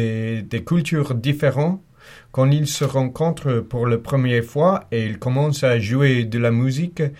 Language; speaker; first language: French; non-native, fluent; English